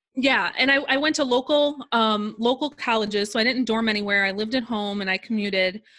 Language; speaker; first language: English; native; English